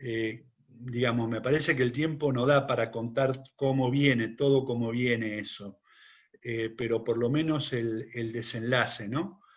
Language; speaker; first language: Spanish; native; Spanish